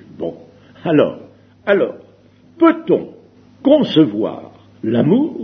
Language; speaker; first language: French; native; French